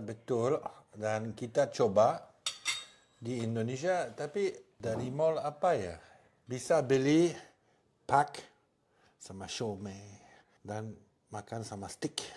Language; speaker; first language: Indonesian; non-native, learner; French